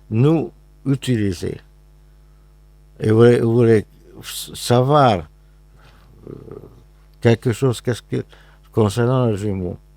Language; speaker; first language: French; non-native, fluent; Hungarian